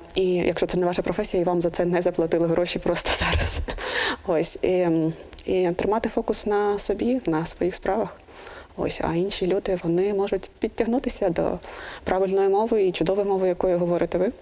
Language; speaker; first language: Ukrainian; non-native, local second language; Russian